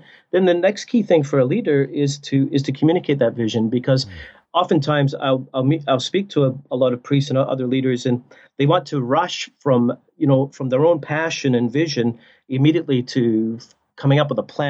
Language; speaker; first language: English; native; English